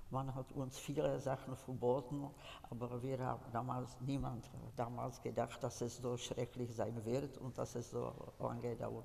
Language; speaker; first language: German; non-native, fluent; Czech